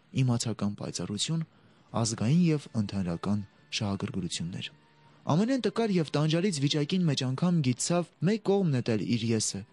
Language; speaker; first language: Armenian; native; Armenian